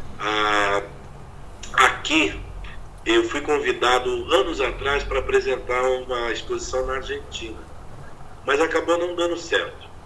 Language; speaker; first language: Portuguese; native; Portuguese